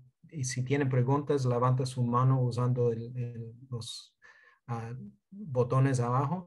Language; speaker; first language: Spanish; non-native, fluent; English